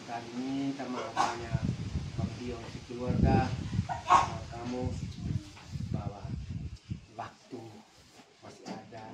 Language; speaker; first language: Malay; non-native, local second language; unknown